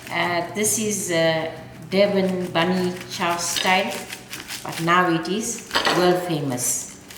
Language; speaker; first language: English; native; English